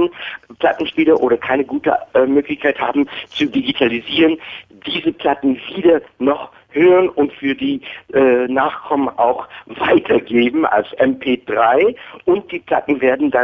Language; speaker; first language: German; non-native, fluent; English